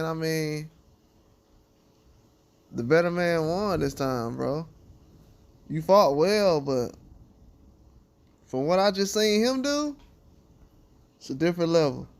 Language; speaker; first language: English; native; English